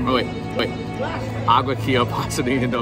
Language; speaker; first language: Portuguese; non-native, fluent; English